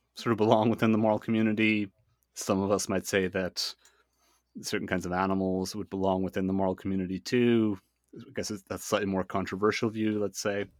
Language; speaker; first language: English; native; English